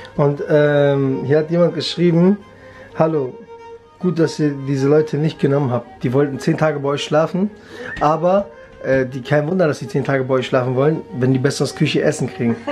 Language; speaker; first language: German; early bilingual, other home language; Kurdish